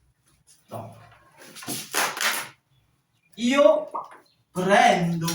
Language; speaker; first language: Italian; non-native, fluent; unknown